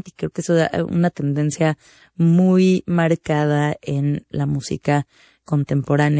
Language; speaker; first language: Spanish; native; Spanish